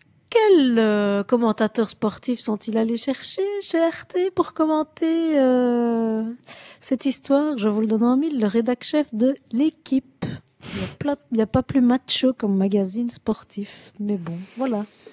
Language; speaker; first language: French; native; French